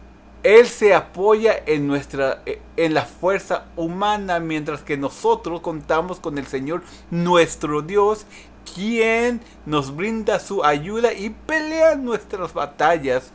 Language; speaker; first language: Spanish; early bilingual, heritage; Spanish